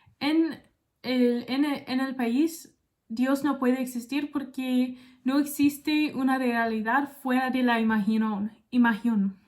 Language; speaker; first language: Spanish; non-native, learner; English